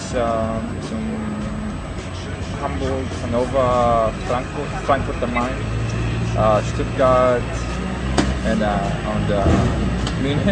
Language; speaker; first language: German; non-native, learner; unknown